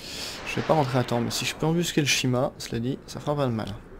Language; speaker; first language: French; native; French